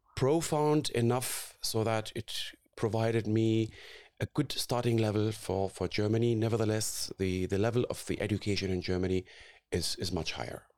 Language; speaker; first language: English; non-native, fluent; Arabic